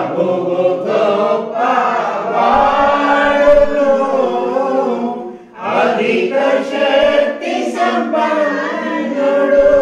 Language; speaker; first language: Telugu; native; Telugu